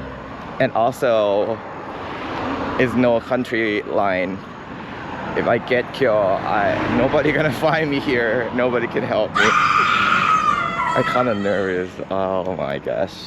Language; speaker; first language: English; non-native, fluent; Japanese